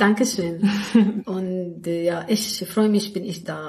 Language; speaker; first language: German; non-native, learner; Arabic